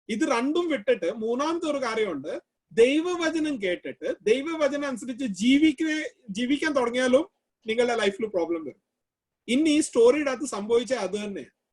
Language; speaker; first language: Malayalam; early bilingual, heritage; Malayalam